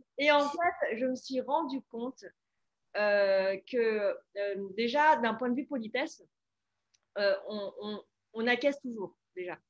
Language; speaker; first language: French; non-native, fluent; Vietnamese